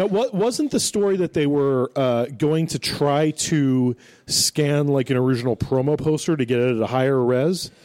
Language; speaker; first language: English; native; English